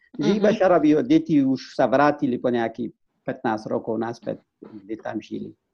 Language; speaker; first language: Slovak; non-native, fluent; Persian